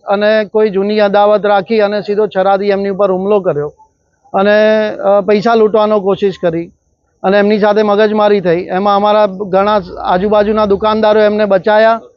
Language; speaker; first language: Gujarati; native; Gujarati